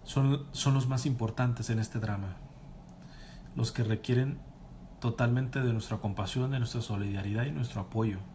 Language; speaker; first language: Spanish; native; Spanish